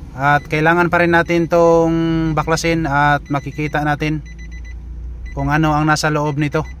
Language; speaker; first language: Filipino; non-native, local second language; Cebuano